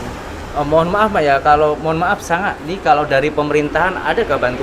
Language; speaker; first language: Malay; non-native, local second language; Javanese